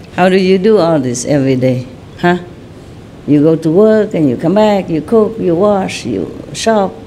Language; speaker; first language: English; non-native, fluent; Vietnamese